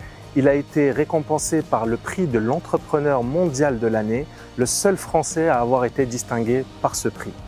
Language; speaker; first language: French; native; French